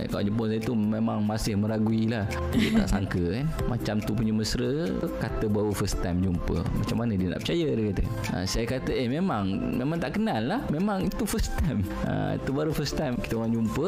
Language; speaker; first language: Malay; native; Malay